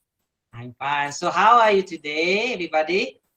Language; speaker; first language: English; non-native, learner; Indonesian